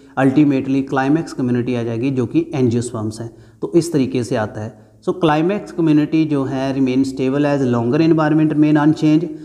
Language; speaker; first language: Hindi; non-native, local second language; Punjabi